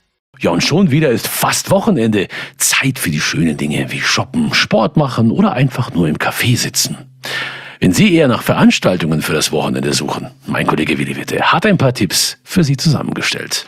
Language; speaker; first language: German; native; German